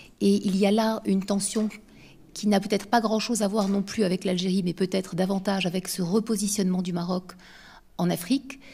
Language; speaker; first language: French; native; French